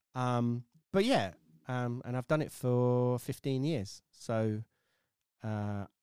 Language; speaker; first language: English; native; English